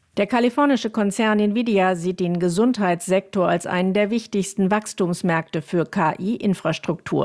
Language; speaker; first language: German; native; German